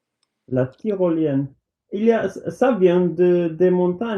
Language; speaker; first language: French; non-native, learner; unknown